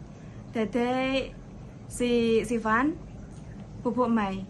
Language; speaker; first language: Cantonese; non-native, learner; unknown